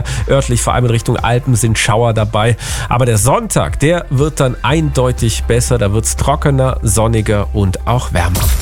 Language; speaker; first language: German; native; German